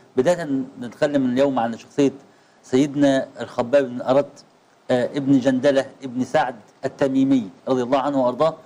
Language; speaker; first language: Arabic; native; Arabic